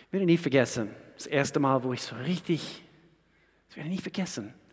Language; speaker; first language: German; non-native, fluent; English